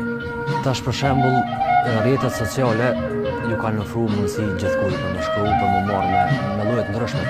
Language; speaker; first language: Albanian; native; Albanian